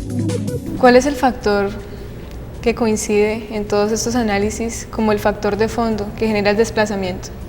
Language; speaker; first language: Spanish; native; Spanish